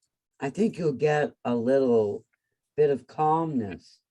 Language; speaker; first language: English; native; English